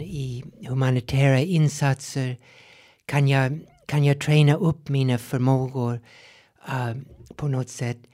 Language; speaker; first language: Swedish; non-native, fluent; English